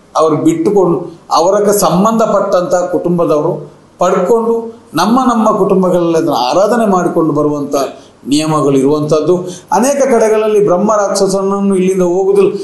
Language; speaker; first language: Kannada; non-native, local second language; Tulu